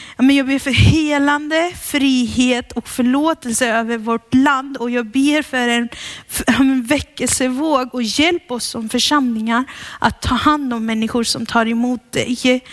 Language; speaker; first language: Swedish; early bilingual, heritage; Swedish